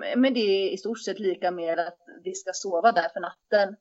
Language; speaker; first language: Swedish; native; Swedish